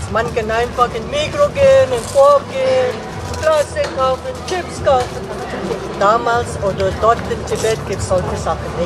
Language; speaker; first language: German; non-native, learner; Tibetan